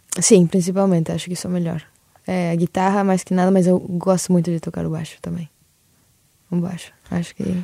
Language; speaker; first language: Portuguese; early bilingual, other home language; Spanish